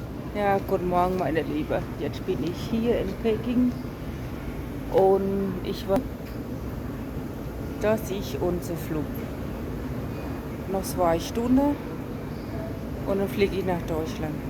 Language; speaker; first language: German; non-native, learner; Khmer